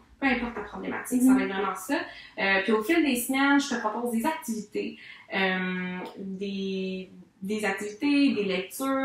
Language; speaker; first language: French; native; French